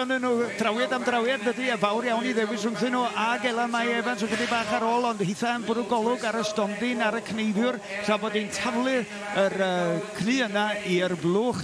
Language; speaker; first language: Welsh; native; Welsh